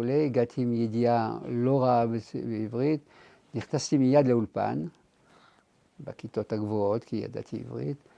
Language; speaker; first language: Hebrew; non-native, fluent; French